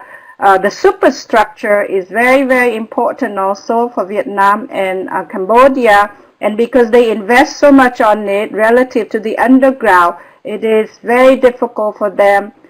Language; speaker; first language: English; non-native, fluent; Vietnamese